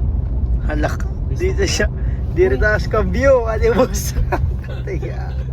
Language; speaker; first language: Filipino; non-native, local second language; Waray